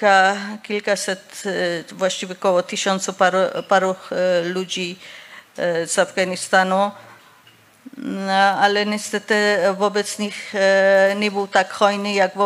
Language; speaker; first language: Polish; non-native, fluent; Persian